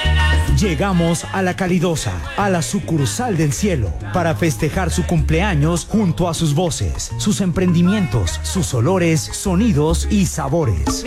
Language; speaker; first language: Spanish; native; Spanish